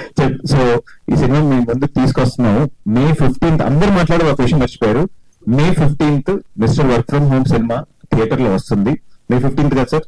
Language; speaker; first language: Telugu; native; Telugu